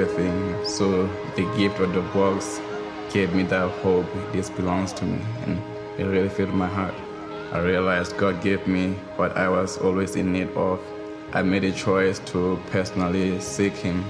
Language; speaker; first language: English; non-native, local second language; Southern Sotho